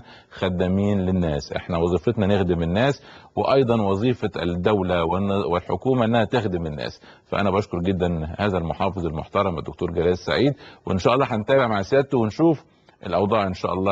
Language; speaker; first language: Arabic; native; Arabic